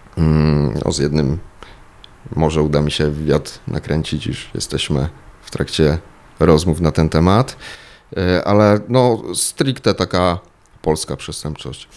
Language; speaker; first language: Polish; native; Polish